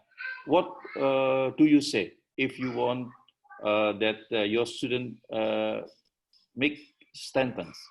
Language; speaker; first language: English; non-native, learner; Indonesian